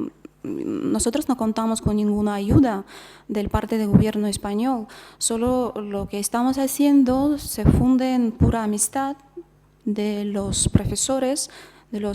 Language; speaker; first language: Spanish; non-native, fluent; Russian